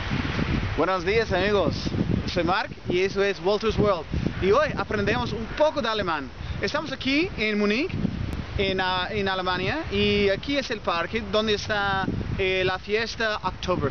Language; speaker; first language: Spanish; non-native, learner; English